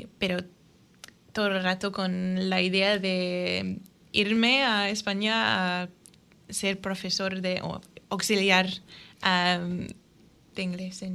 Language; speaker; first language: Spanish; non-native, fluent; English